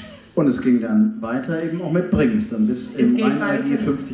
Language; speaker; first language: German; native; German